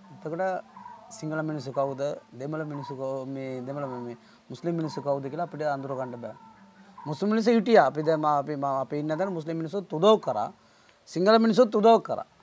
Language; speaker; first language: Sinhala; non-native, local second language; Tamil